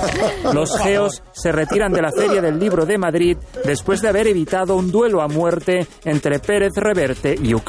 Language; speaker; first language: Spanish; native; Spanish